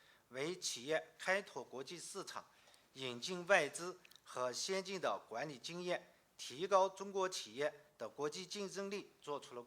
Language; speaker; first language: Chinese; native; Chinese